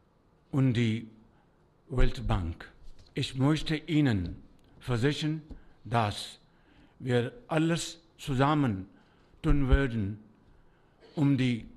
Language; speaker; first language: German; non-native, learner; Urdu